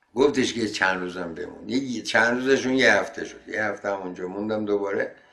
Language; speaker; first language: Persian; non-native, local second language; Azerbaijani